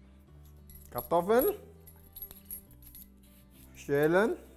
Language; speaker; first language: German; non-native, learner; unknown